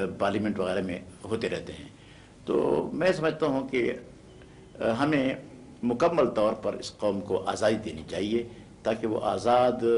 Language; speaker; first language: Urdu; non-native, local second language; Pashto